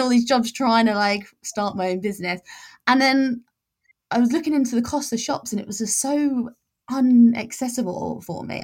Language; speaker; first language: English; native; English